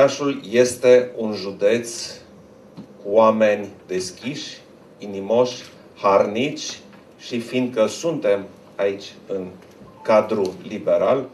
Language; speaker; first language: Romanian; non-native, local second language; German